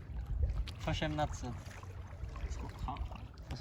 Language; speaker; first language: English; non-native, learner; Indonesian